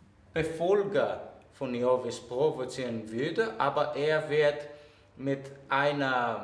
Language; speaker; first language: German; non-native, fluent; Greek